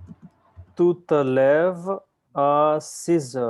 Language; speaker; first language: French; non-native, learner; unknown